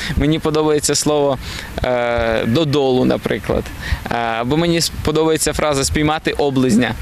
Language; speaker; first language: Ukrainian; non-native, local second language; Russian